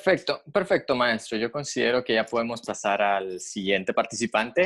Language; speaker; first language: Spanish; native; Spanish